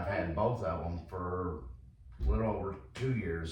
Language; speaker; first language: English; native; English